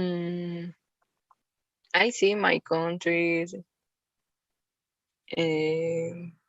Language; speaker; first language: English; non-native, learner; Spanish